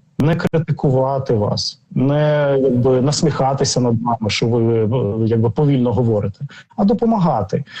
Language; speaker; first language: Ukrainian; non-native, local second language; Russian